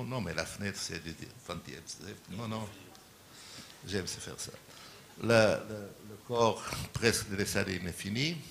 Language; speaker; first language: French; non-native, learner; Portuguese